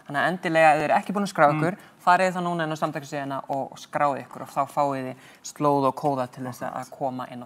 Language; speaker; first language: Icelandic; native; Icelandic